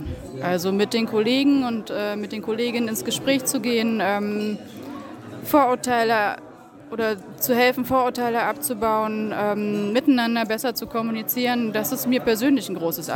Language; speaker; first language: German; native; German